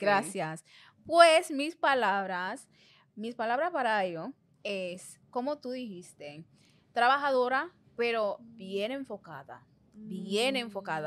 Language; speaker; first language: Spanish; non-native, learner; English